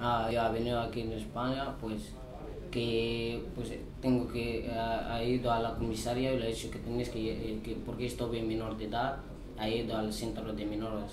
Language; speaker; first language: Spanish; non-native, learner; Arabic